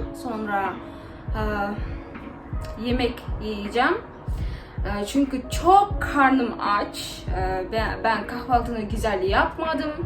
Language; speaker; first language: Turkish; non-native, learner; Kazakh